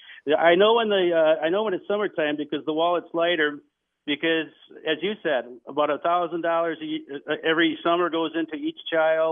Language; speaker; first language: English; native; English